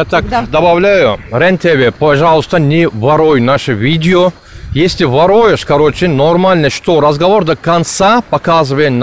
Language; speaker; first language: Russian; non-native, learner; Turkish